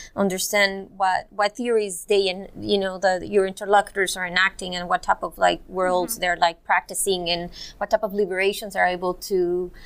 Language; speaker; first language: English; non-native, fluent; Spanish